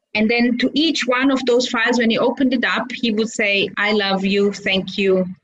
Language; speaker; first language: English; early bilingual, other home language; Croatian